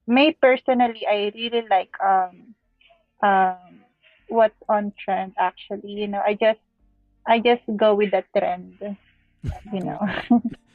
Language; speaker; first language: English; non-native, local second language; Filipino